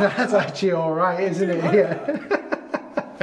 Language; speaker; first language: English; native; English